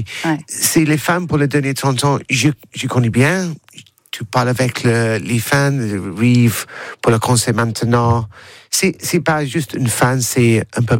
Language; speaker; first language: French; non-native, learner; English